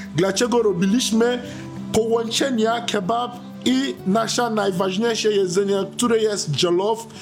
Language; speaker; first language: Polish; non-native, learner; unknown